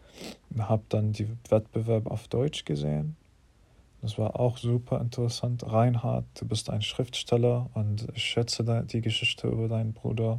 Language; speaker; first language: German; non-native, fluent; English